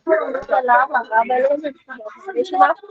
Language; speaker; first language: Persian; non-native, learner; Urdu